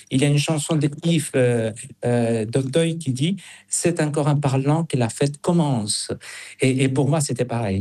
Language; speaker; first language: French; non-native, fluent; Spanish